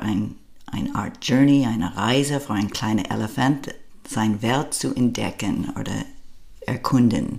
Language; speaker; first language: German; non-native, learner; English